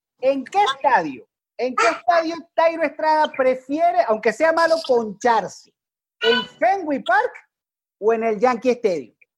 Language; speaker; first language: Spanish; native; Spanish